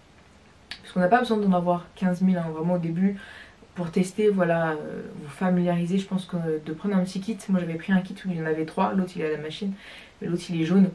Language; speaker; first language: French; native; French